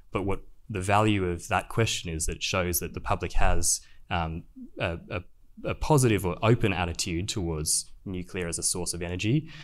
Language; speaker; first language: English; native; English